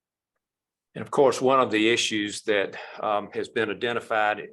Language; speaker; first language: English; native; English